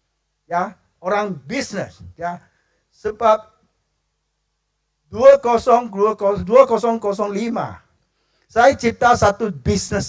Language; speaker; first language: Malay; non-native, local second language; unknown